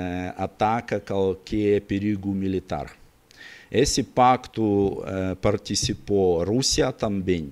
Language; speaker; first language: Portuguese; non-native, learner; Russian